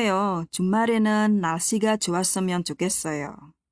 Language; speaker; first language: Korean; non-native, fluent; Indonesian